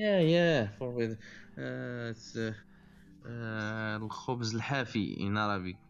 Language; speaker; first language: English; non-native, learner; Arabic